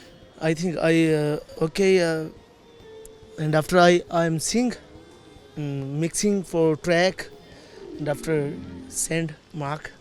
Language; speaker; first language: English; non-native, learner; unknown